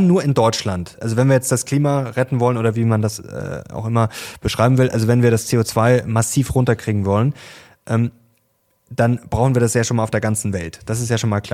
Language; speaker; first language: German; native; German